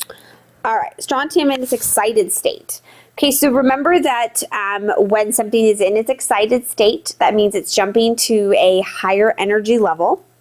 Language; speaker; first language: English; native; English